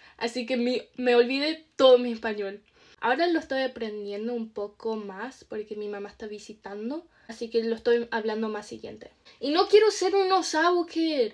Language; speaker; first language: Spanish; early bilingual, heritage; Spanish